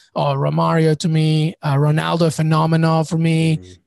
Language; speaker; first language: English; early bilingual, other home language; Spanish